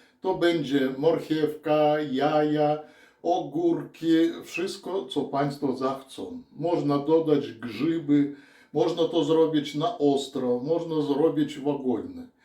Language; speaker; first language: Polish; non-native, learner; Russian